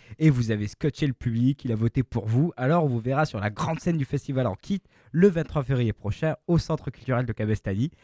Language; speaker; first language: French; native; French